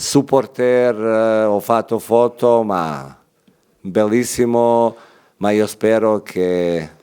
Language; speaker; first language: Italian; non-native, fluent; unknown